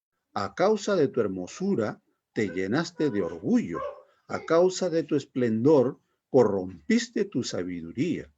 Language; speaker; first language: Spanish; native; Spanish